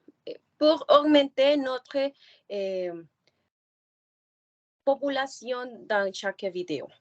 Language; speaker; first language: French; non-native, learner; Spanish